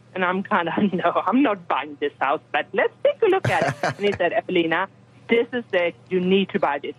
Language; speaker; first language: English; non-native, fluent; Swedish